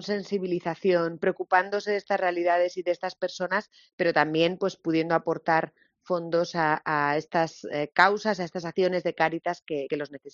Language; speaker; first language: Spanish; native; Spanish